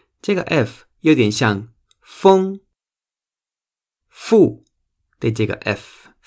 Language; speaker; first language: Chinese; non-native, fluent; Spanish